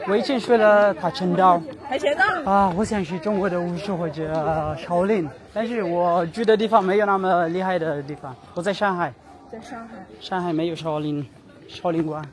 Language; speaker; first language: Chinese; non-native, learner; Amharic